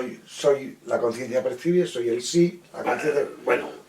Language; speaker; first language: Spanish; native; Spanish